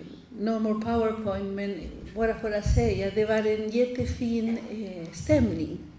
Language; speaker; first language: Swedish; non-native, fluent; Spanish